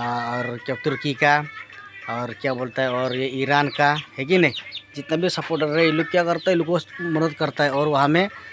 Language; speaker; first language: Hindi; non-native, local second language; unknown